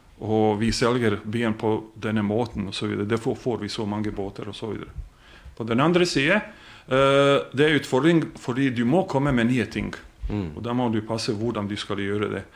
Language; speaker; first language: Norwegian; non-native, fluent; Bosnian